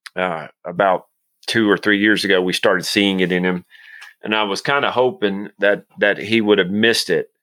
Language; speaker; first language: English; native; English